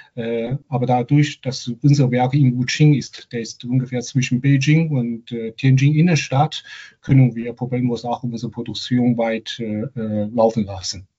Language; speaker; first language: German; non-native, fluent; Chinese